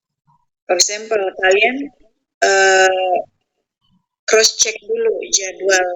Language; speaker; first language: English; non-native, fluent; Indonesian